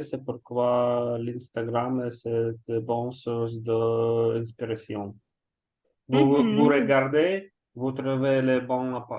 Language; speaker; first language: French; non-native, learner; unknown